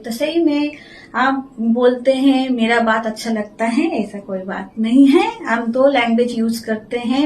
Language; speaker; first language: Hindi; non-native, local second language; Bangla